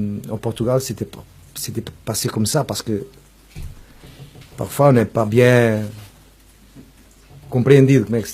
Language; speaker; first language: French; non-native, fluent; Portuguese